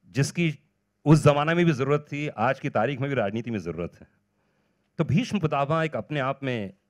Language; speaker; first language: Hindi; native; Hindi